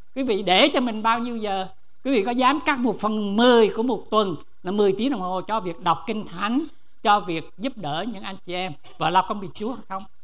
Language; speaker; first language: Vietnamese; native; Vietnamese